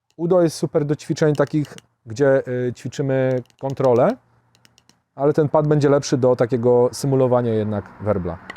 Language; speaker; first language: Polish; native; Polish